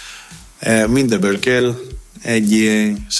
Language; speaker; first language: Hungarian; non-native, fluent; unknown